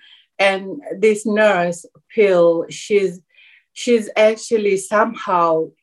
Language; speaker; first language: English; non-native, local second language; Malay